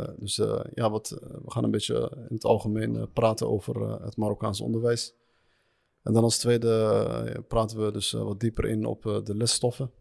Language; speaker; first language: Dutch; early bilingual, other home language; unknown